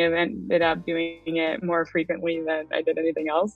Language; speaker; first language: English; native; English